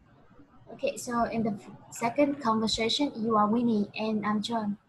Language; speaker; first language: English; non-native, fluent; Vietnamese